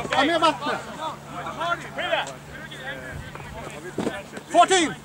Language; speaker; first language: Swedish; native; Swedish